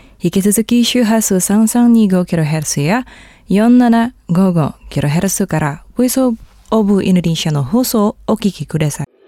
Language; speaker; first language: Japanese; non-native, fluent; Indonesian